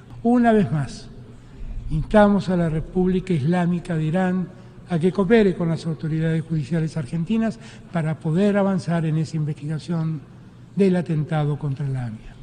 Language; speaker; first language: Spanish; native; Spanish